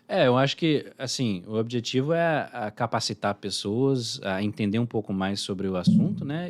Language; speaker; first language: Portuguese; early bilingual, heritage; Portuguese